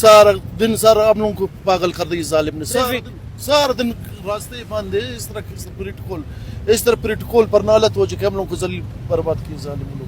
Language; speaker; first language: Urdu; non-native, local second language; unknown